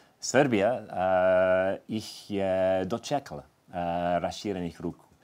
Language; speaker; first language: Serbian; non-native, fluent; English